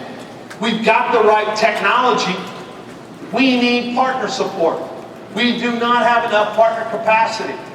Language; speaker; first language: English; native; English